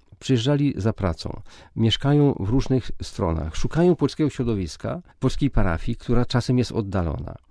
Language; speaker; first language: Polish; native; Polish